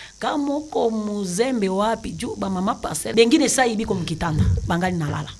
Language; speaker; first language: Swahili; native; Swahili